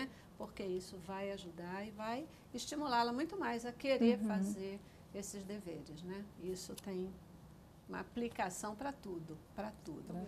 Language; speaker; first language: Portuguese; native; Portuguese